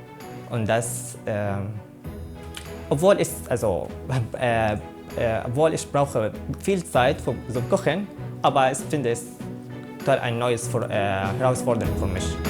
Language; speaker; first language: German; non-native, learner; Arabic